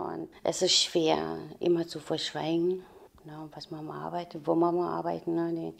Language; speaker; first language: German; non-native, fluent; Romanian